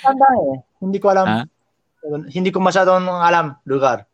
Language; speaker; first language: Filipino; non-native, learner; Japanese